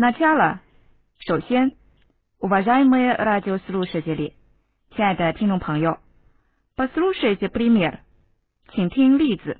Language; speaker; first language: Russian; non-native, fluent; Chinese